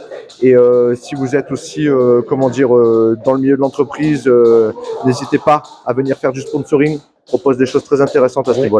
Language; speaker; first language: French; native; French